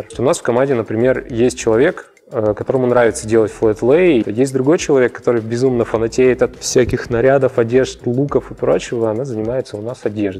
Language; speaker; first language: Russian; native; Russian